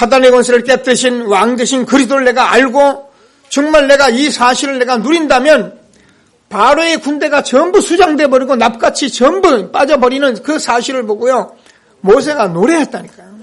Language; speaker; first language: Korean; native; Korean